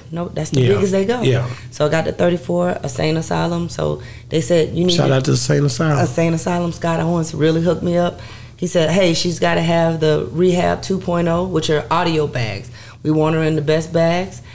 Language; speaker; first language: English; native; English